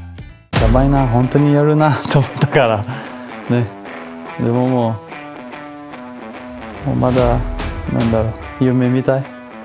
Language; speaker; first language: Japanese; non-native, learner; Portuguese